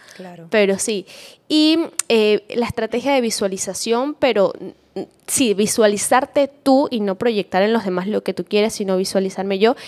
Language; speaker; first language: Spanish; native; Spanish